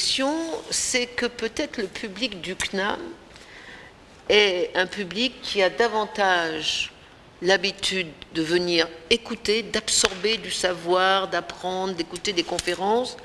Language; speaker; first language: French; native; French